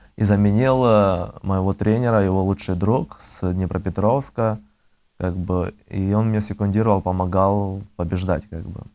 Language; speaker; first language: Russian; early bilingual, other home language; Azerbaijani